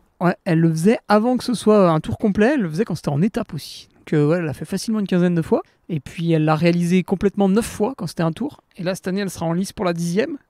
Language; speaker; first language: French; native; French